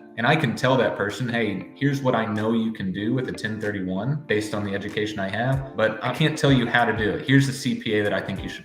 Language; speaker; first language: English; native; English